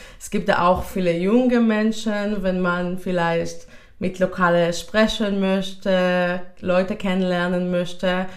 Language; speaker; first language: German; non-native, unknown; Hebrew